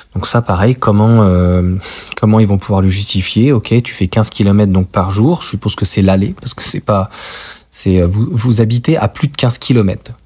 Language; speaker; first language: French; native; French